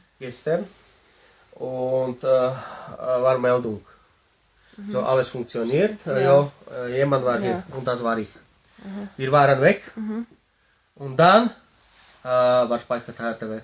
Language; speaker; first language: German; non-native, learner; Slovak